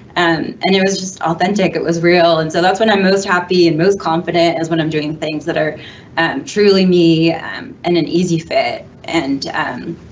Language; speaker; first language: English; native; English